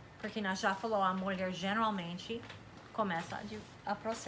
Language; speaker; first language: Portuguese; non-native, fluent; English